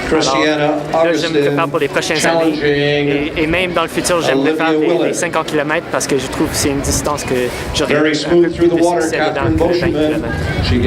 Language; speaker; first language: French; non-native, local second language; English